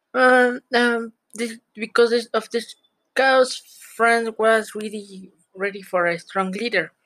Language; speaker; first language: English; non-native, learner; Spanish